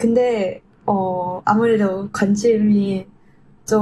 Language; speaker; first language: Korean; non-native, learner; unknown